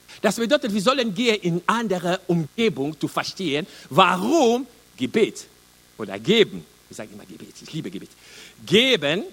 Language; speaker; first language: German; non-native, learner; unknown